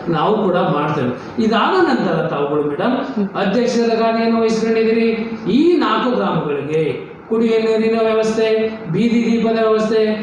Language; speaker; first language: Kannada; native; Kannada